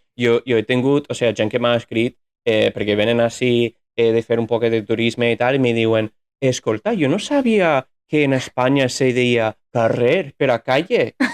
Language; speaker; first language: Catalan; non-native, fluent; English